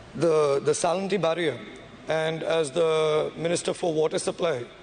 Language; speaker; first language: English; non-native, local second language; Tamil